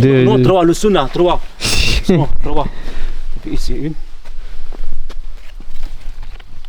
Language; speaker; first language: French; non-native, learner; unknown